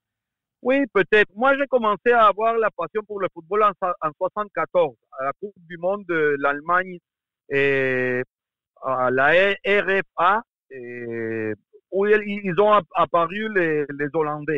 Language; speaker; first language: French; non-native, fluent; Spanish